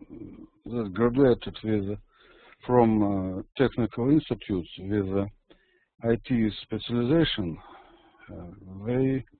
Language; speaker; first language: English; non-native, learner; Russian